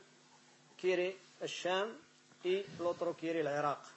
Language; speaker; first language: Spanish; non-native, fluent; Arabic